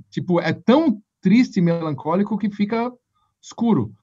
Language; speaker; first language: Portuguese; native; Portuguese